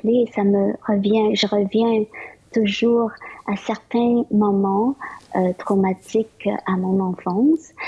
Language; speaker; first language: French; early bilingual, other home language; Vietnamese